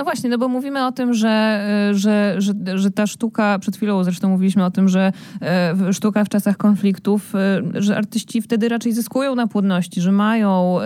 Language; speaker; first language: Polish; native; Polish